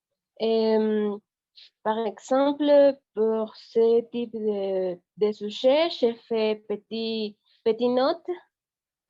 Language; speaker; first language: French; non-native, learner; Spanish